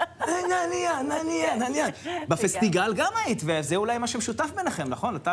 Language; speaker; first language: Hebrew; native; Hebrew